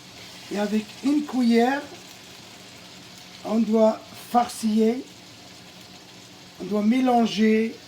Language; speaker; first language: French; non-native, local second language; Arabic